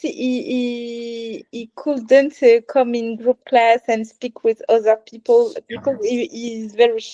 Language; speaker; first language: English; non-native, learner; French